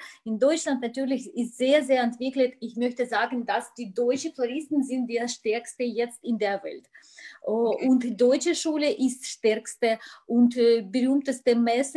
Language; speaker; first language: German; non-native, learner; Russian